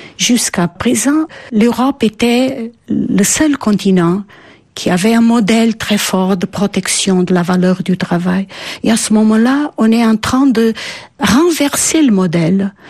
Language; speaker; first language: French; non-native, fluent; Portuguese